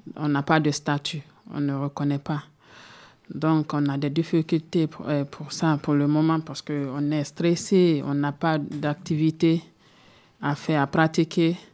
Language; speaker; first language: French; non-native, local second language; Fula